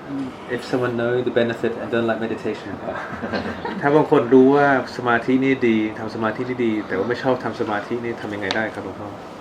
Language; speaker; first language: Thai; native; Thai